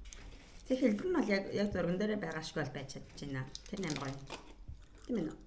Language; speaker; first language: Mongolian; native; Mongolian